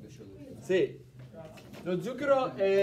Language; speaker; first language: Italian; non-native, fluent; English